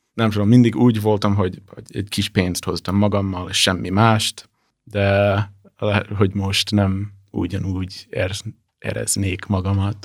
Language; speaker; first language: Hungarian; non-native, fluent; English